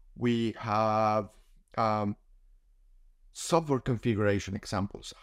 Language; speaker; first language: English; non-native, fluent; Spanish